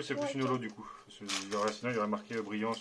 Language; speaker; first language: French; native; French